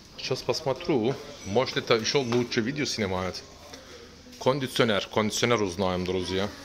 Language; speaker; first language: Russian; non-native, learner; Turkish